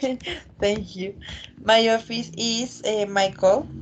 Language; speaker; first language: English; non-native, learner; Spanish